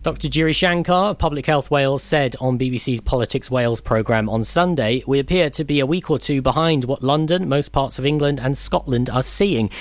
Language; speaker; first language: English; native; English